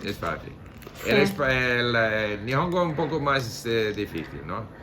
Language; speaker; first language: Spanish; non-native, fluent; English